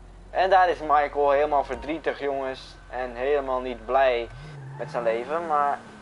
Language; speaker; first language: Dutch; early bilingual, other home language; Bosnian